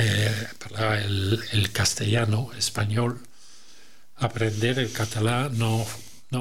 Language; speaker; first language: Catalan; non-native, learner; French